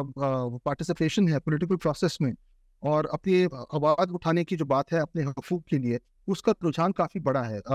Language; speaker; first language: Urdu; non-native, local second language; Pashto